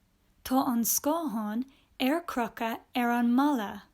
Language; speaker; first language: Irish; non-native, local second language; English